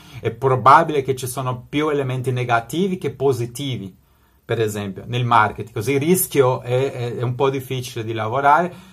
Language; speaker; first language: Italian; non-native, fluent; Spanish